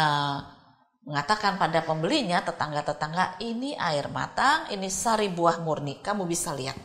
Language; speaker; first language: Indonesian; native; Indonesian